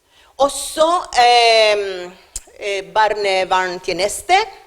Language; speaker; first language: Norwegian; non-native, learner; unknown